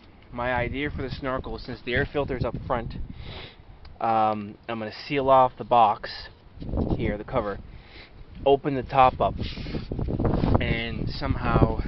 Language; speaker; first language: English; native; English